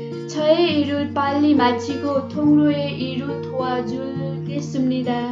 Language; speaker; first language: Korean; non-native, learner; Nepali